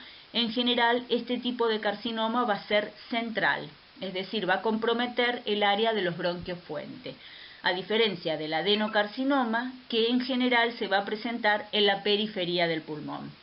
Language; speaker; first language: Spanish; native; Spanish